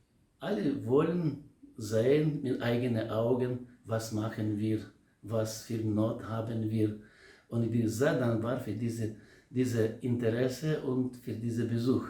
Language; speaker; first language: German; non-native, learner; Ukrainian